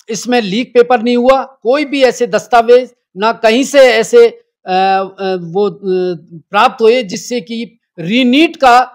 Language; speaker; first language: Hindi; native; Hindi